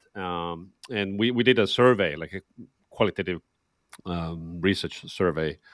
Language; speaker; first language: English; non-native, fluent; Estonian